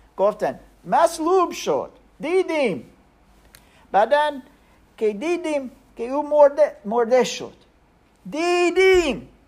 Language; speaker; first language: Persian; non-native, learner; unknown